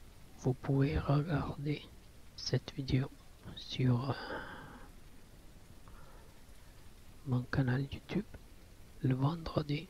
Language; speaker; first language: French; non-native, learner; Italian